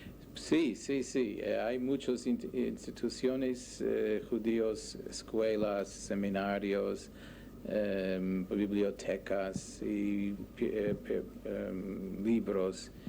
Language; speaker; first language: Spanish; non-native, learner; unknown